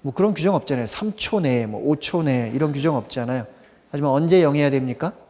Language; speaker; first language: Korean; native; Korean